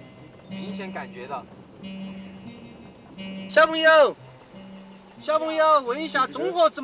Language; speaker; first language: Chinese; native; Chinese